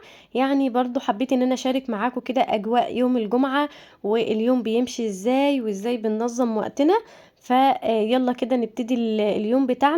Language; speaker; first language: Arabic; native; Arabic